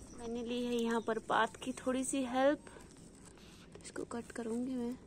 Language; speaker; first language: Hindi; native; Hindi